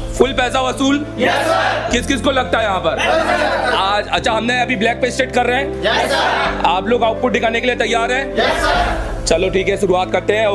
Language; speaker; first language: Hindi; native; Hindi